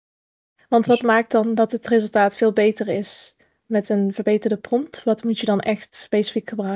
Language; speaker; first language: Dutch; native; Dutch